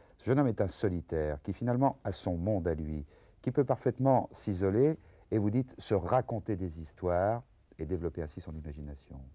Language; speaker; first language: French; native; French